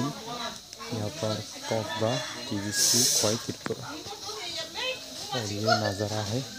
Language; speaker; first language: Hindi; non-native, local second language; Kok Borok